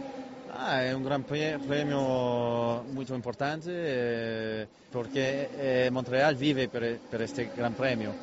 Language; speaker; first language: Spanish; non-native, learner; French